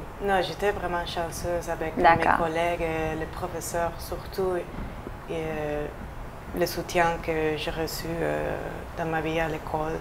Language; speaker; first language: French; non-native, fluent; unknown